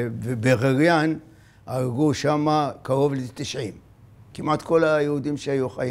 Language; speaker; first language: Hebrew; non-native, fluent; Arabic